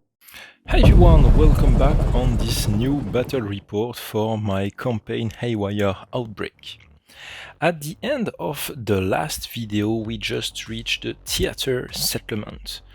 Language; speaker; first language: English; non-native, fluent; French